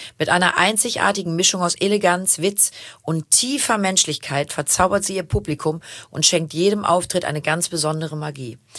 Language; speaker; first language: German; native; German